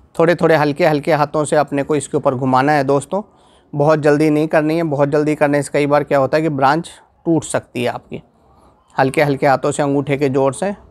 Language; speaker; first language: Hindi; non-native, local second language; Gujarati